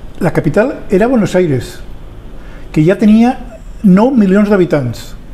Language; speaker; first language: Catalan; non-native, local second language; Spanish